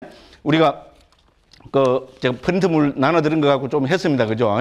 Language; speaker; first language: Korean; native; Korean